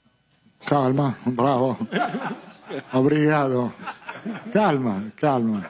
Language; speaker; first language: Portuguese; non-native, fluent; Italian